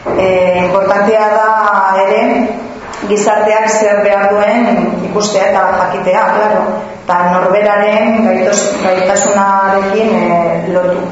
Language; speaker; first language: Basque; non-native, local second language; Spanish